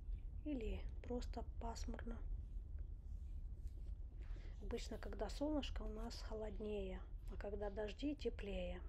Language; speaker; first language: Russian; non-native, local second language; Romanian